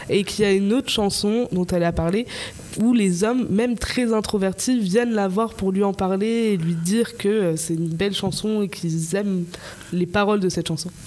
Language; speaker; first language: French; native; French